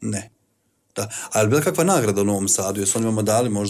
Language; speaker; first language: Serbian; native; Serbian